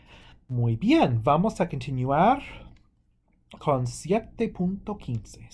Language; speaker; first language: Spanish; non-native, fluent; English